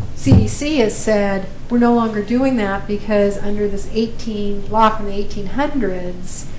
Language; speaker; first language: English; native; English